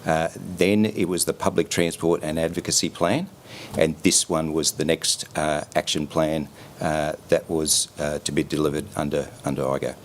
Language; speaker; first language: English; native; English